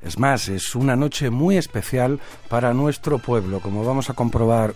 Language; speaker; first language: Spanish; native; Spanish